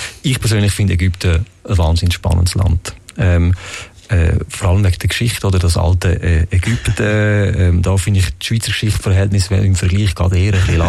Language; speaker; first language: German; native; German